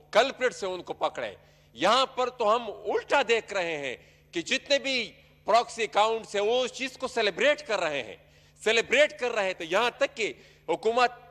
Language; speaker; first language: Urdu; non-native, local second language; Pashto